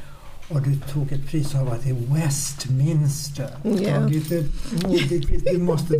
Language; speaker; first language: Swedish; native; Swedish